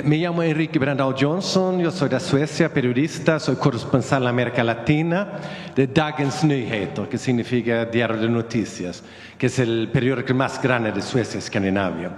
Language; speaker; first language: Spanish; non-native, learner; Swedish